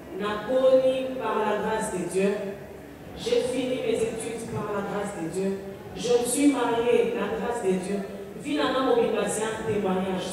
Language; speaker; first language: French; non-native, local second language; Lingala